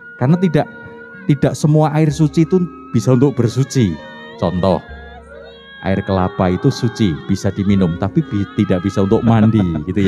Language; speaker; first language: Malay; non-native, local second language; Javanese